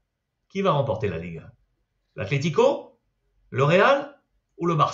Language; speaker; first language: French; native; French